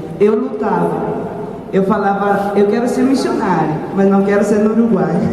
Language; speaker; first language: Portuguese; native; Portuguese